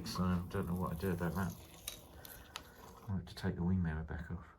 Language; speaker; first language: English; native; English